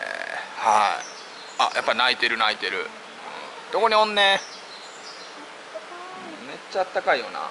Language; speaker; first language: Japanese; native; Japanese